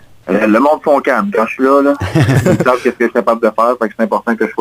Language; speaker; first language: French; native; French